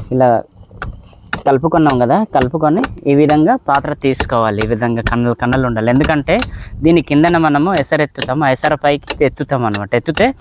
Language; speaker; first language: Telugu; non-native, local second language; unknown